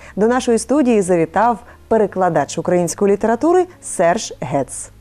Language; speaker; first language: Ukrainian; native; Ukrainian